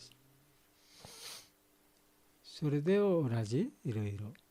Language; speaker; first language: Japanese; non-native, fluent; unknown